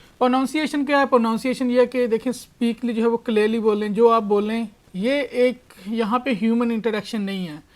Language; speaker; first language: Urdu; non-native, local second language; Punjabi